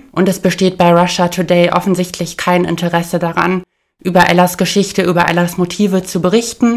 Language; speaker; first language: German; native; German